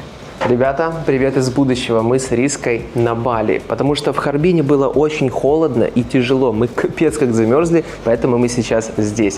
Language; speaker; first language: Russian; native; Russian